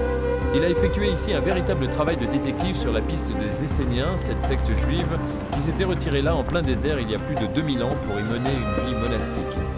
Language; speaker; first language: French; native; French